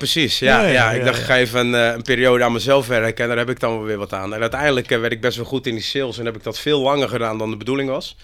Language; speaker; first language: Dutch; native; Dutch